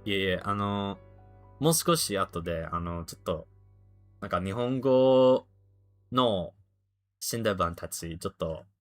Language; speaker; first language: Japanese; non-native, learner; English